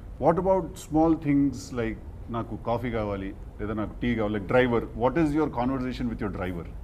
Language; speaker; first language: Telugu; native; Telugu